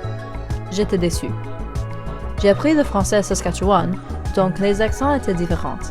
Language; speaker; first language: French; non-native, learner; English